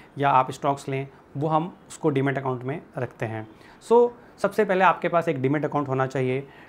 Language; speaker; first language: Hindi; native; Hindi